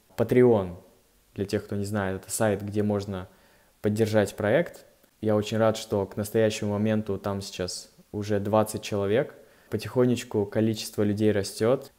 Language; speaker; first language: Russian; native; Russian